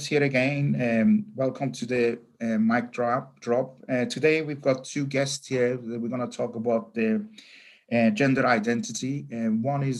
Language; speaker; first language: English; non-native, fluent; Persian